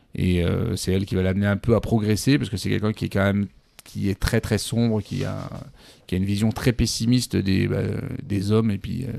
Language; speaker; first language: French; native; French